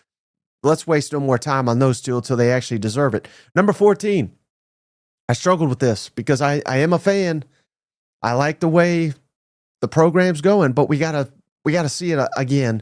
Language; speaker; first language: English; native; English